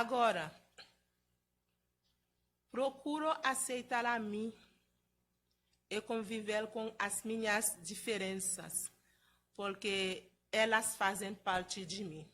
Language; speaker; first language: Portuguese; non-native, fluent; Haitian Creole